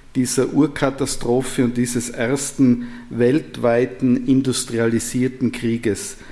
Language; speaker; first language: German; native; German